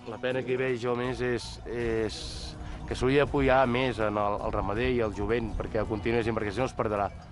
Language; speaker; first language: Catalan; native; Catalan